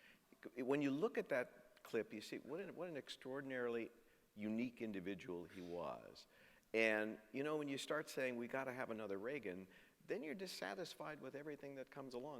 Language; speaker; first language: English; native; English